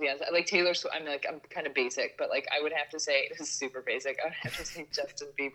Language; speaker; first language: English; native; English